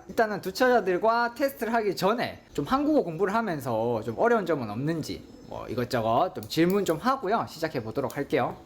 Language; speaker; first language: Korean; native; Korean